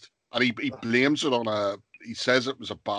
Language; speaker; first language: English; native; English